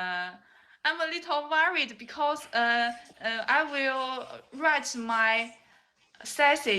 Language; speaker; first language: English; non-native, learner; Chinese